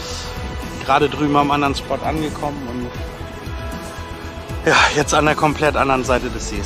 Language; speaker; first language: German; native; German